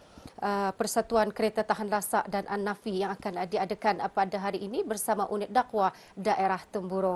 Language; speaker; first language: Malay; native; Malay